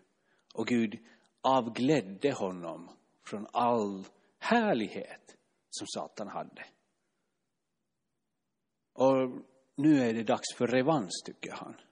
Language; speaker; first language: Swedish; non-native, fluent; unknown